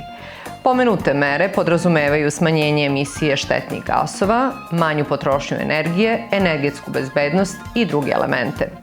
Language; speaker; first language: Serbian; native; Serbian